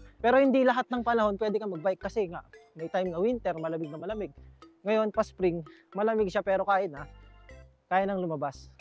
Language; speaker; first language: Filipino; native; Filipino